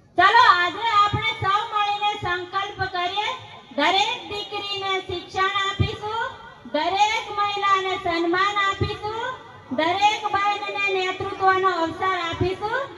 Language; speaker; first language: Gujarati; non-native, local second language; Rathawi